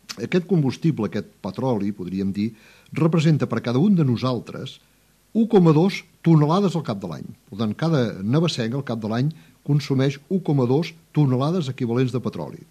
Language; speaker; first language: Catalan; native; Catalan